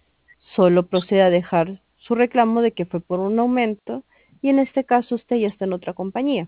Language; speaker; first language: Spanish; native; Spanish